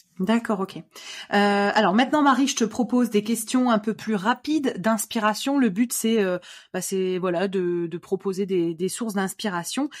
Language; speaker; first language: French; native; French